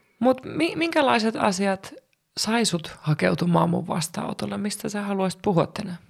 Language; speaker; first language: Finnish; native; Finnish